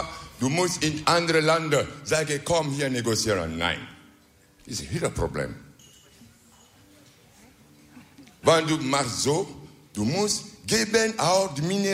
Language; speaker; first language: Dutch; non-native, learner; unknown